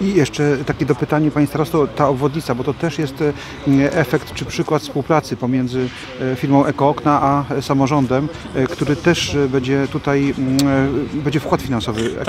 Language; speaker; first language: Polish; native; Polish